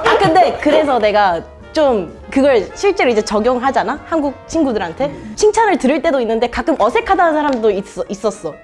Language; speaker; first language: Korean; early bilingual, heritage; Korean